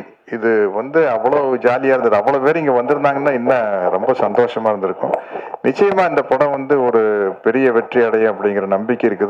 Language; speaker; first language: Tamil; native; Tamil